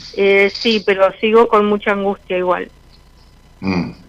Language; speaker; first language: Spanish; native; Spanish